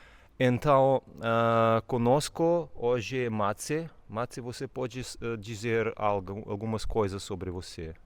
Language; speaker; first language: Portuguese; non-native, fluent; Serbian